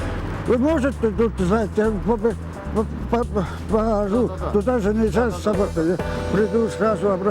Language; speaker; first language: Russian; non-native, learner; Estonian